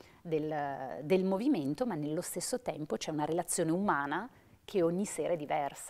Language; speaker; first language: Italian; native; Italian